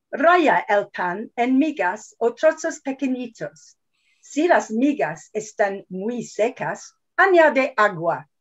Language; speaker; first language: Spanish; non-native, fluent; English